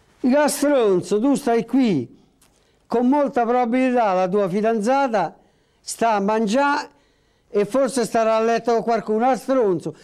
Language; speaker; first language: Italian; native; Italian